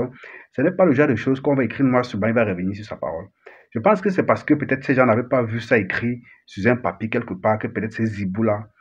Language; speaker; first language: French; native; French